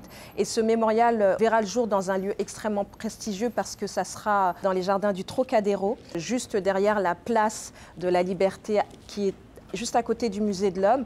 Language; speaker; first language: French; native; French